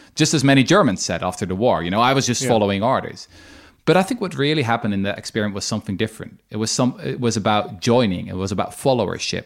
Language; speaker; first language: English; non-native, fluent; Dutch